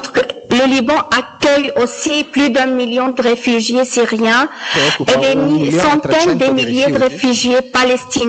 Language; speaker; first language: French; non-native, local second language; Arabic